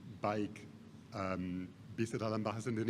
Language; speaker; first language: Indonesian; non-native, fluent; English